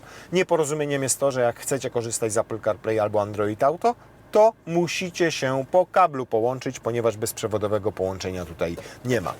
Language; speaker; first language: Polish; native; Polish